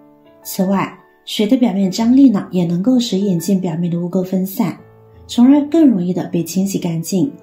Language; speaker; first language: Chinese; native; Chinese